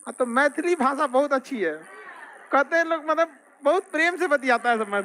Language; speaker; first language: Hindi; native; Hindi